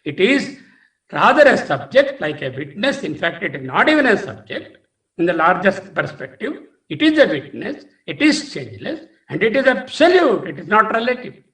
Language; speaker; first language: English; non-native, local second language; Telugu